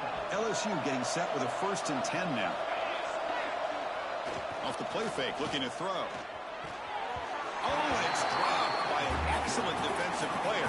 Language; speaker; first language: English; native; English